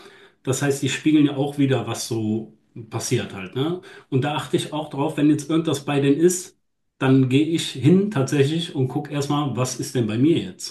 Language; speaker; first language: German; native; German